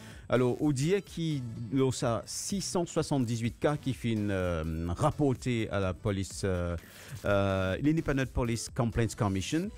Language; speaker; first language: French; non-native, local second language; Morisyen